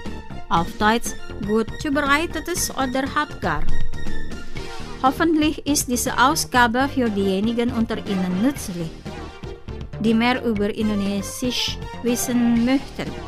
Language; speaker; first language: German; non-native, fluent; Indonesian